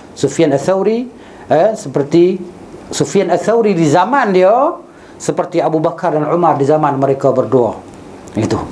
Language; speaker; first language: Malay; native; Malay